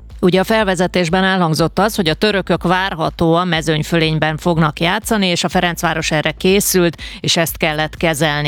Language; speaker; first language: Hungarian; native; Hungarian